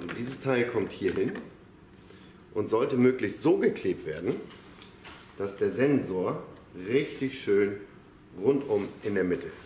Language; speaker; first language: German; native; German